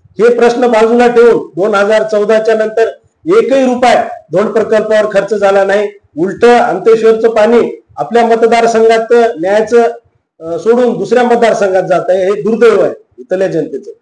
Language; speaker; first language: Marathi; native; Marathi